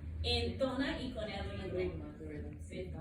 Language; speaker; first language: Spanish; non-native, learner; English